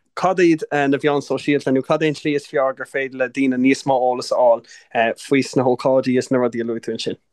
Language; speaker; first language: Irish; non-native, local second language; English